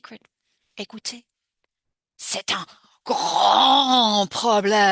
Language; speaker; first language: French; non-native, fluent; English